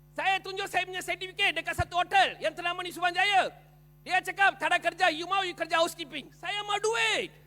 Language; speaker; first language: Malay; non-native, local second language; Tamil